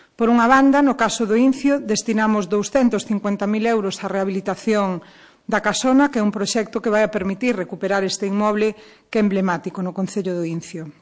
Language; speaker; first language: Galician; native; Galician